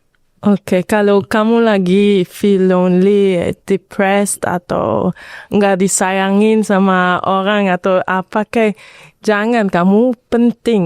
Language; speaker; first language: Indonesian; early bilingual, heritage; Indonesian